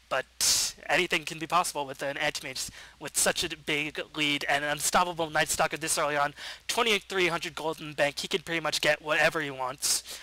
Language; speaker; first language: English; native; English